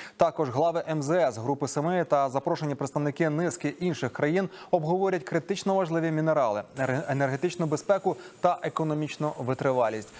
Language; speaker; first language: Ukrainian; native; Ukrainian